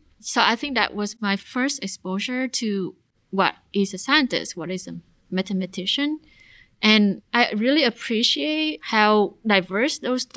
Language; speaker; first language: English; non-native, fluent; Vietnamese